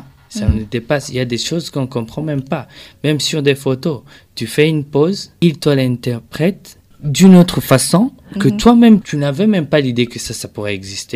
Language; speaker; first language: French; non-native, local second language; Rundi